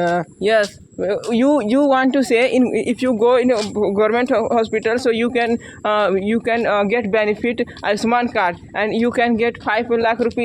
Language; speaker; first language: English; non-native, learner; Hindi